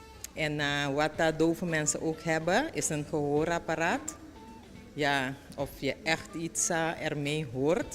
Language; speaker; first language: Dutch; non-native, local second language; Papiamento